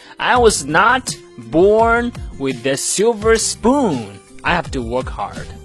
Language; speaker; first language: English; non-native, fluent; Chinese